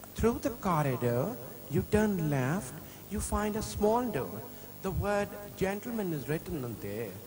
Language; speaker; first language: English; non-native, local second language; Urdu